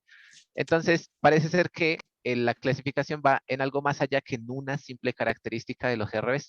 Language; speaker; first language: Spanish; native; Spanish